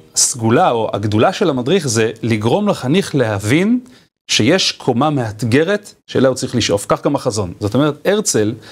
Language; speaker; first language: Hebrew; native; Hebrew